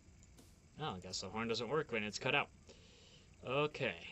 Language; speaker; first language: English; native; English